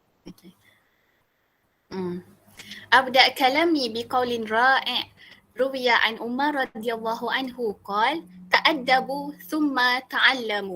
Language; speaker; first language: Arabic; non-native, learner; Malay